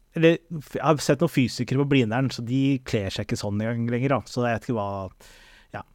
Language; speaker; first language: Norwegian; early bilingual, other home language; Somali